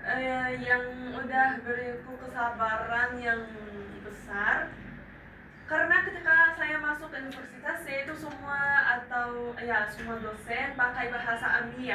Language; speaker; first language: Indonesian; non-native, fluent; Arabic